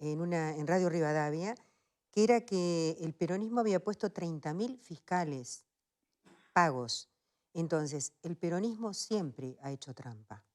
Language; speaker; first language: Spanish; native; Spanish